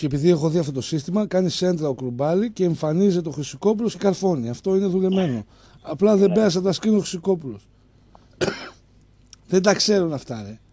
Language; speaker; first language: Greek; native; Greek